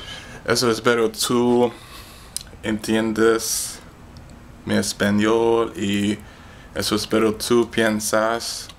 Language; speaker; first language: Spanish; non-native, learner; English